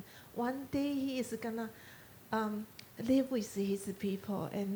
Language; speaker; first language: English; non-native, learner; Chinese